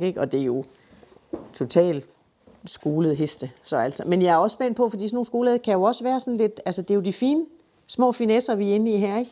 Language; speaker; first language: Danish; native; Danish